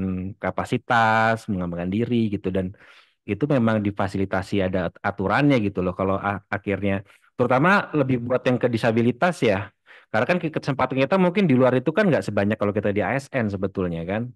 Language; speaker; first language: Indonesian; native; Indonesian